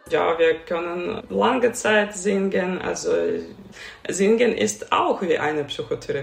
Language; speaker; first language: German; non-native, fluent; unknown